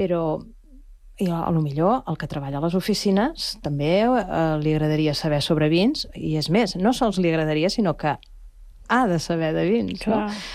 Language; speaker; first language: Catalan; native; Catalan